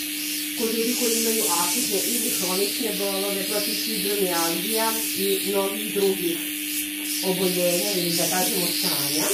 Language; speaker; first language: Serbian; native; Serbian